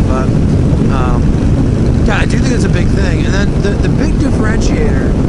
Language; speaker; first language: English; native; English